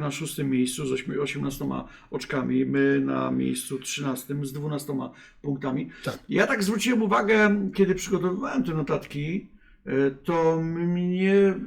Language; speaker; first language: Polish; native; Polish